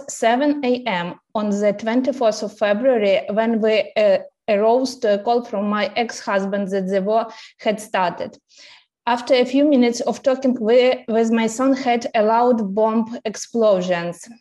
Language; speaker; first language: English; non-native, fluent; Ukrainian